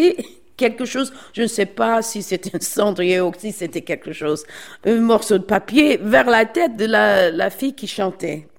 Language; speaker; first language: French; non-native, fluent; English